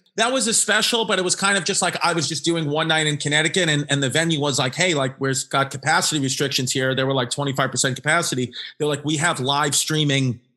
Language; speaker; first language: English; native; English